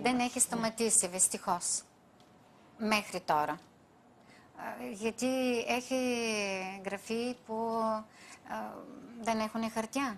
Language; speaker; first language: Greek; non-native, fluent; Bulgarian